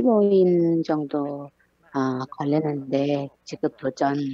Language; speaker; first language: Korean; non-native, learner; Thai